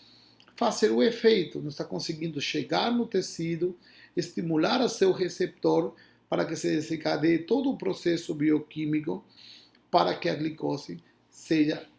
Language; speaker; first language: Portuguese; non-native, fluent; Spanish